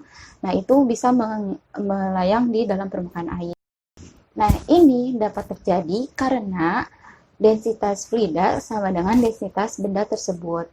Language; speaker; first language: Indonesian; native; Indonesian